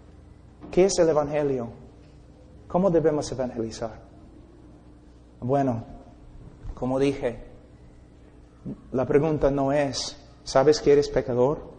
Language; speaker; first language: Spanish; non-native, fluent; English